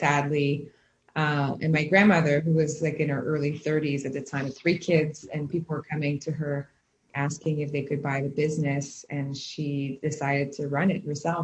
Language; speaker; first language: English; native; English